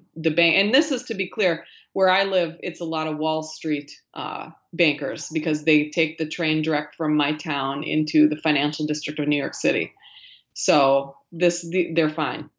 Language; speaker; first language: English; native; English